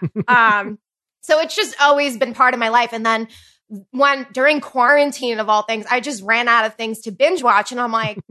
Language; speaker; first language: English; native; English